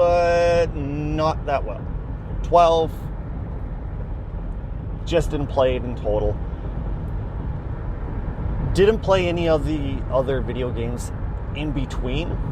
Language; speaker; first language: English; native; English